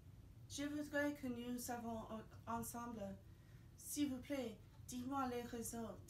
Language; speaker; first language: French; non-native, learner; English